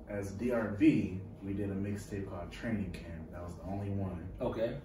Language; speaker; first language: English; native; English